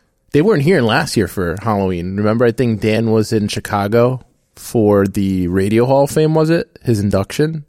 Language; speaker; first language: English; native; English